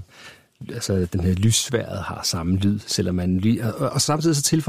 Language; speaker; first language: Danish; native; Danish